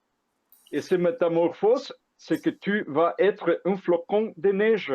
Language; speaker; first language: French; non-native, fluent; Spanish